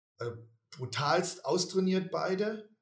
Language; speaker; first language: German; native; German